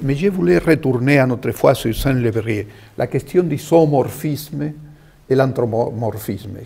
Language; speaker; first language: French; non-native, fluent; Spanish